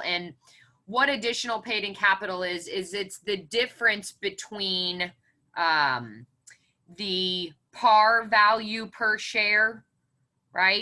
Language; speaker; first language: English; native; English